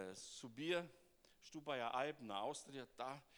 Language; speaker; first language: Portuguese; non-native, fluent; German